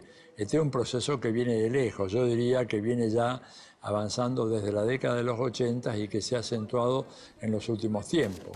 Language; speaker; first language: Spanish; native; Spanish